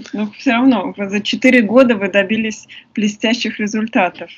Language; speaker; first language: Russian; native; Russian